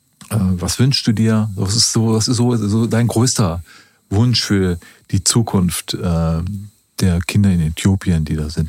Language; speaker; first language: German; native; German